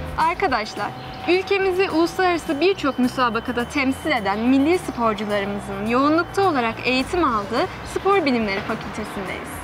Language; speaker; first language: Turkish; native; Turkish